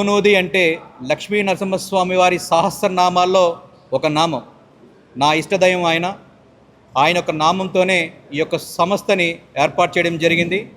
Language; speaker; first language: Telugu; native; Telugu